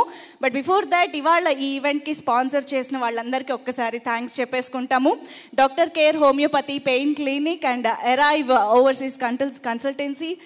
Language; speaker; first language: Telugu; native; Telugu